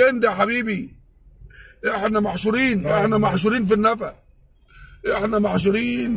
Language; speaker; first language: Arabic; native; Arabic